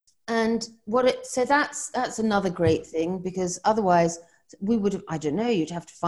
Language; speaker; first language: English; native; English